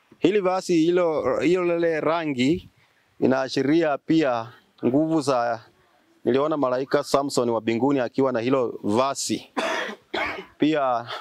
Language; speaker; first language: Swahili; non-native, local second language; Luyia